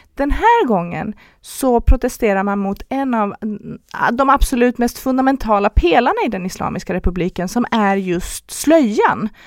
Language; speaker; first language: Swedish; early bilingual, other home language; Persian